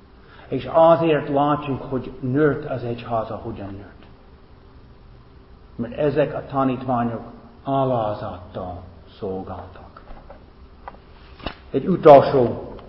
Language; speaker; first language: Hungarian; non-native, fluent; English